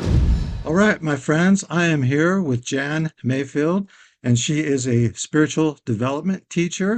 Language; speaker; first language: English; native; English